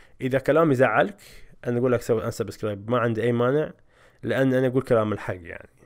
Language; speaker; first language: Arabic; native; Arabic